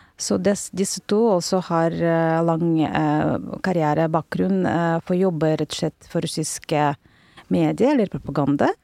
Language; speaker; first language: Norwegian; non-native, fluent; Russian